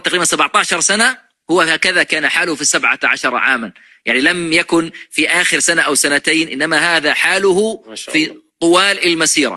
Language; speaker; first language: Arabic; native; Arabic